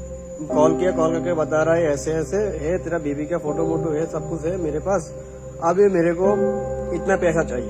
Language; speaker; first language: Hindi; non-native, fluent; Bangla